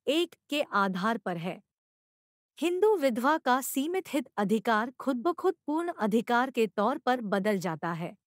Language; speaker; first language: Hindi; non-native, local second language; Marathi